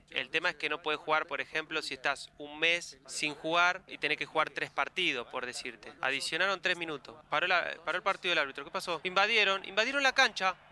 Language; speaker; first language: Spanish; native; Spanish